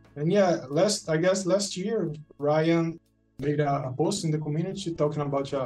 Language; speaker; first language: English; non-native, fluent; Portuguese